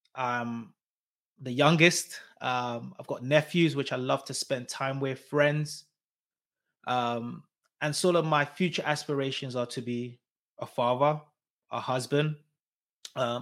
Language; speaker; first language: English; native; English